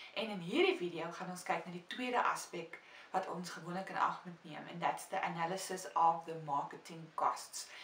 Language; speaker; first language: English; non-native, local second language; Afrikaans